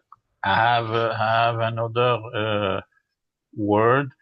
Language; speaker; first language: English; non-native, learner; French